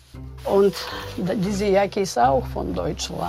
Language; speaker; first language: German; non-native, learner; Bulgarian